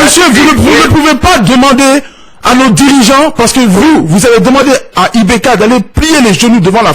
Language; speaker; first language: French; non-native, local second language; Bambara